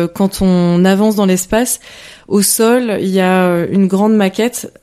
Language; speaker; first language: French; native; French